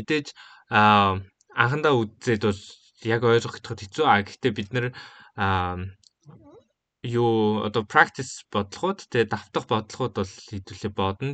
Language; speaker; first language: Mongolian; native; Mongolian